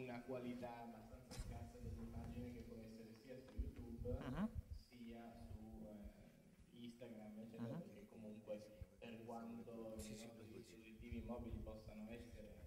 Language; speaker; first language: Italian; native; Italian